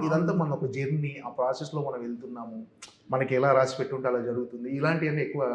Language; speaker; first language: Telugu; native; Telugu